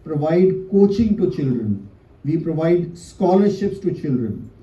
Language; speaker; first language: English; non-native, local second language; Hindi